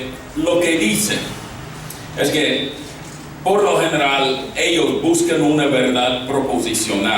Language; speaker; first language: Spanish; non-native, fluent; English